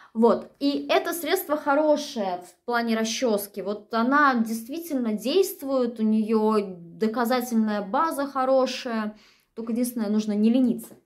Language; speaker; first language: Russian; native; Russian